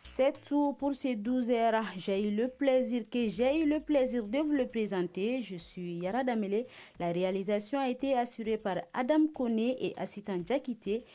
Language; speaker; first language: French; non-native, local second language; Bambara